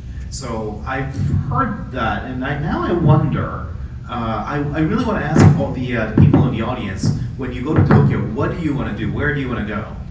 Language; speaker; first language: English; non-native, fluent; Japanese